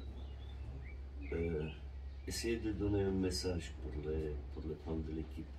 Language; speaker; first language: French; non-native, fluent; Romanian